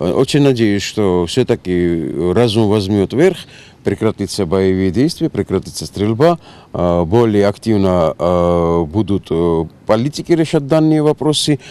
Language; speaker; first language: Russian; non-native, local second language; Georgian